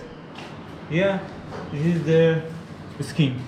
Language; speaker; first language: English; non-native, learner; Persian